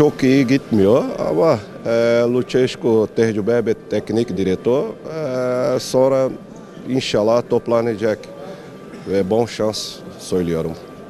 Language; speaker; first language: Turkish; non-native, learner; Portuguese